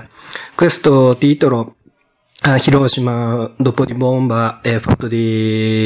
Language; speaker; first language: Italian; non-native, learner; Japanese